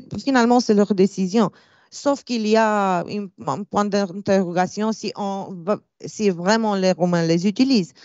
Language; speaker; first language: French; non-native, fluent; Romanian